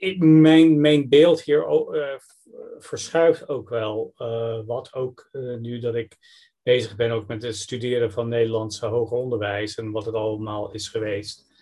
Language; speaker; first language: Dutch; non-native, fluent; English